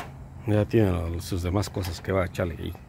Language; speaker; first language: Spanish; native; Spanish